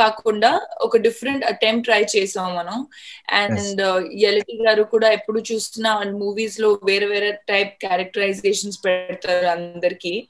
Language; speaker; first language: Telugu; non-native, fluent; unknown